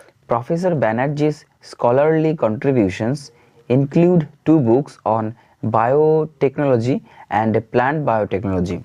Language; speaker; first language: English; non-native, local second language; Bangla